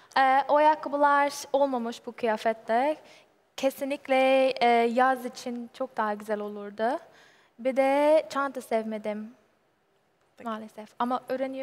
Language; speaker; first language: Turkish; non-native, learner; English